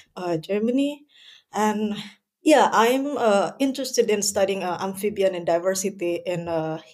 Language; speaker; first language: English; non-native, fluent; Indonesian